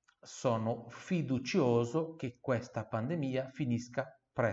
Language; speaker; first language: Italian; non-native, fluent; Portuguese